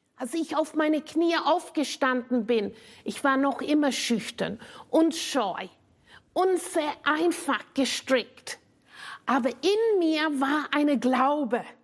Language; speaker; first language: German; non-native, fluent; English